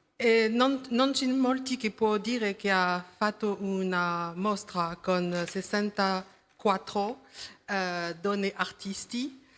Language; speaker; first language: Italian; non-native, learner; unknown